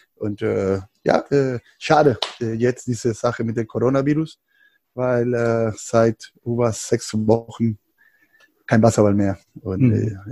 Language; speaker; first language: German; non-native, learner; Spanish